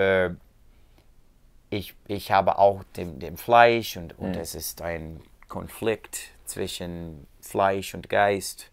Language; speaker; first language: German; non-native, learner; English